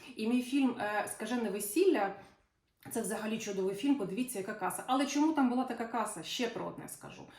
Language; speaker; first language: Ukrainian; non-native, local second language; Russian